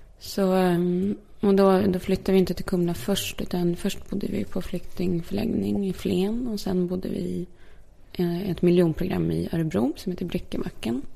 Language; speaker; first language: Swedish; early bilingual, other home language; Polish